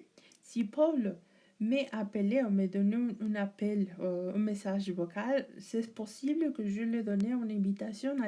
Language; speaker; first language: French; non-native, learner; Spanish